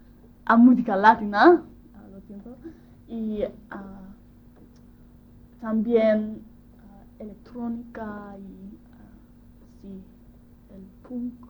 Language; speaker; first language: Spanish; non-native, learner; English